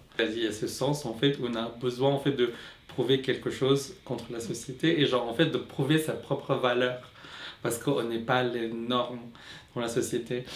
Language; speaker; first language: French; non-native, fluent; Filipino